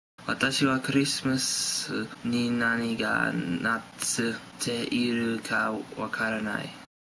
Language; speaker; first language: Japanese; non-native, learner; English